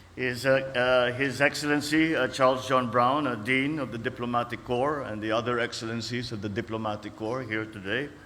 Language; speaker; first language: English; non-native, local second language; Filipino